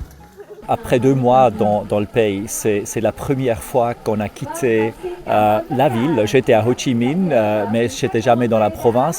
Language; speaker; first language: French; non-native, fluent; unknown